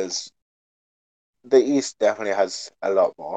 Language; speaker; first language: English; native; English